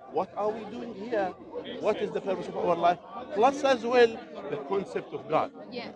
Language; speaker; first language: English; non-native, fluent; Arabic